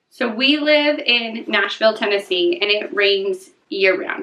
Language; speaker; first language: English; native; English